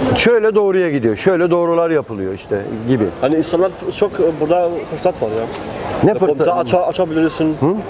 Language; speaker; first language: Turkish; early bilingual, heritage; Turkish